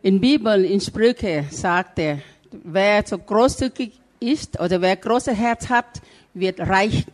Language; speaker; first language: German; non-native, fluent; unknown